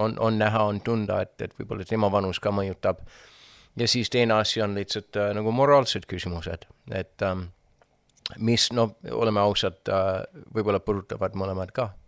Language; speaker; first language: Estonian; non-native, fluent; English